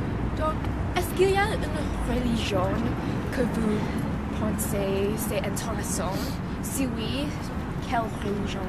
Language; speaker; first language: French; non-native, learner; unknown